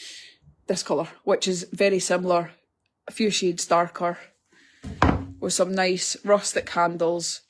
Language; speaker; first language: English; native; English